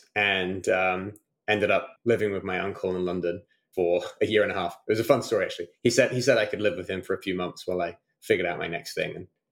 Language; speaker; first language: English; native; English